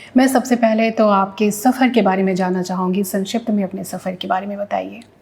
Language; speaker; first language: Hindi; native; Hindi